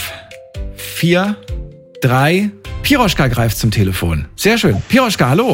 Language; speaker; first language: German; native; German